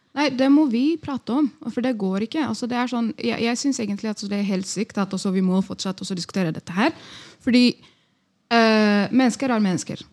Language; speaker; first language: Norwegian; non-native, fluent; Amharic